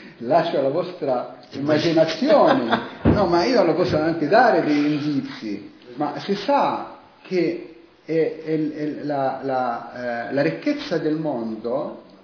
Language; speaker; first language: Italian; non-native, fluent; Arabic